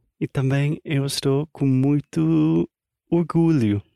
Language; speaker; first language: Portuguese; non-native, learner; English